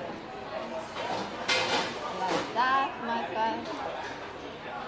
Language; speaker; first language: English; non-native, learner; Vietnamese